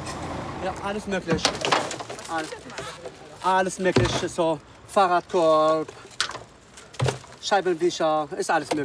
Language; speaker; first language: German; non-native, learner; Arabic